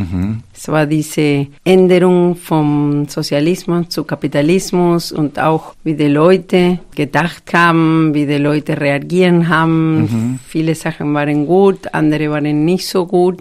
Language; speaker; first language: German; non-native, fluent; Spanish